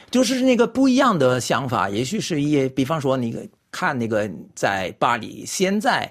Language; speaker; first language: Chinese; non-native, fluent; French